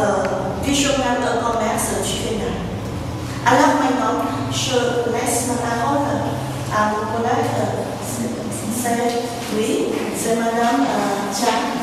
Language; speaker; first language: French; non-native, fluent; Vietnamese